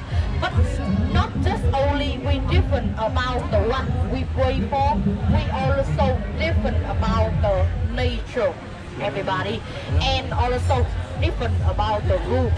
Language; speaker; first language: English; non-native, learner; Vietnamese